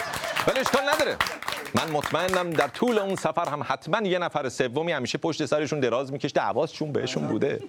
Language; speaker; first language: Persian; native; Persian